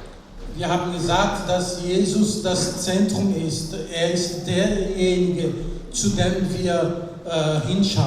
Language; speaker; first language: German; non-native, fluent; French